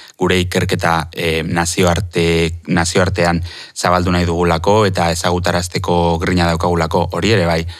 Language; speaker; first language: Basque; native; Basque